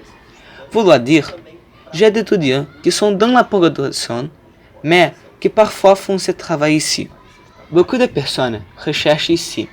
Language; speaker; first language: French; non-native, learner; Portuguese